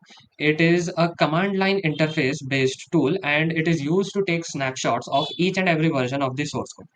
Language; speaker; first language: English; non-native, local second language; Hindi